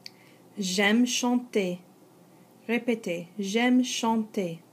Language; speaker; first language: French; non-native, fluent; English